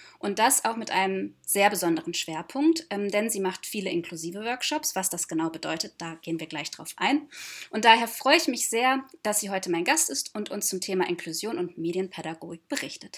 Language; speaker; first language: German; native; German